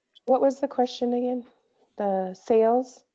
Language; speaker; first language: English; native; English